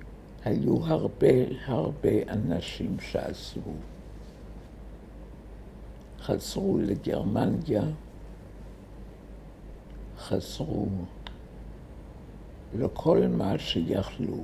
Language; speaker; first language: Hebrew; early bilingual, other home language; German